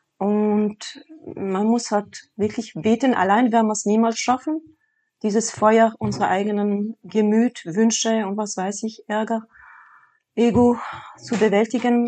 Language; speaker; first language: German; non-native, fluent; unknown